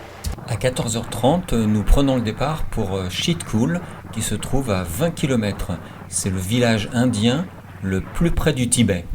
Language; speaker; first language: French; native; French